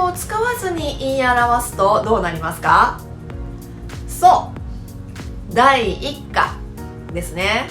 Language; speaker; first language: Japanese; native; Japanese